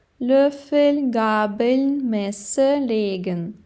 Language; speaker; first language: German; non-native, fluent; Ukrainian